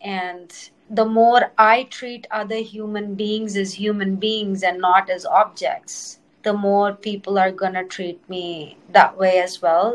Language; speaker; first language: English; non-native, local second language; Telugu